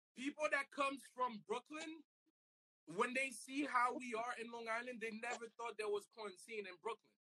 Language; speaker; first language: English; non-native, fluent; Haitian Creole